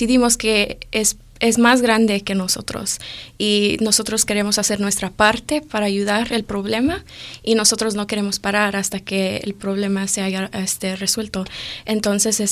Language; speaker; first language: Spanish; early bilingual, other home language; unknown